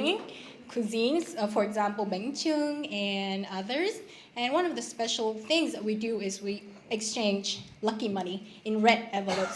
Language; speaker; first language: English; non-native, fluent; Vietnamese